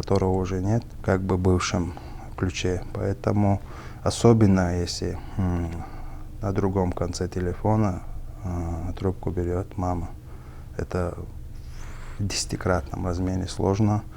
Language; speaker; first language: Russian; non-native, local second language; Chechen